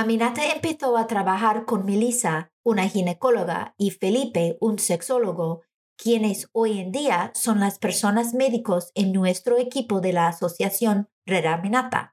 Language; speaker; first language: Spanish; non-native, fluent; English